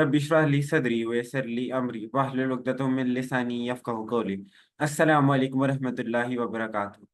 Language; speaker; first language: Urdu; native; Urdu